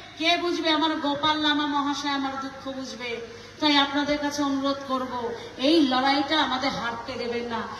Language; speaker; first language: Bangla; non-native, local second language; Nepali